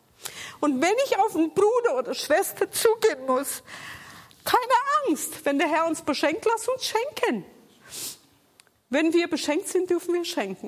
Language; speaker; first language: German; non-native, fluent; Portuguese